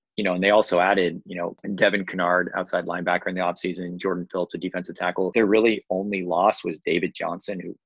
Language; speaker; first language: English; native; English